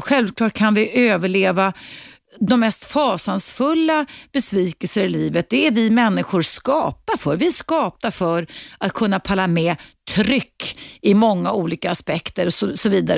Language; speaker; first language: Swedish; native; Swedish